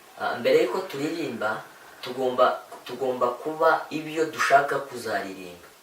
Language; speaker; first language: Kinyarwanda; native; Kinyarwanda